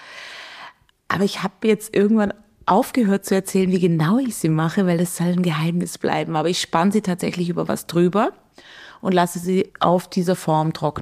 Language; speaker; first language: German; native; German